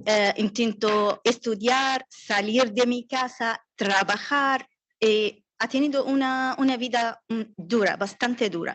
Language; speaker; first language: Spanish; non-native, learner; Arabic